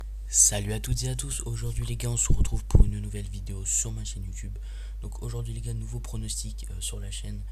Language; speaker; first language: French; native; French